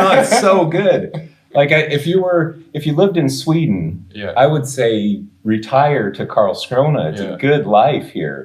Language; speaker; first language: English; native; English